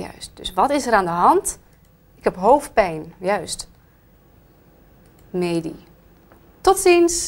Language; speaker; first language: Dutch; native; Dutch